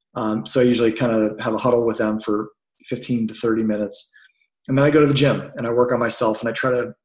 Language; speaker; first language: English; native; English